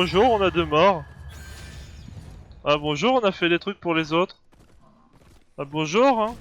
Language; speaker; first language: French; native; French